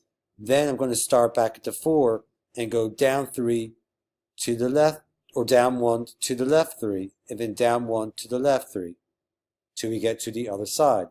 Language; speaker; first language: English; native; English